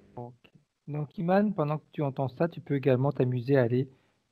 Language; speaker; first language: French; native; French